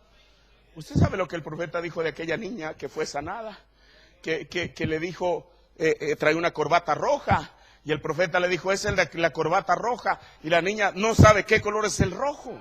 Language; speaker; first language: Spanish; native; Spanish